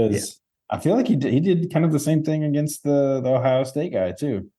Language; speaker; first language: English; native; English